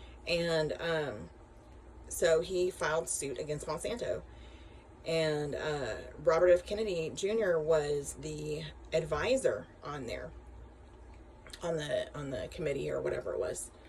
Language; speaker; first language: English; native; English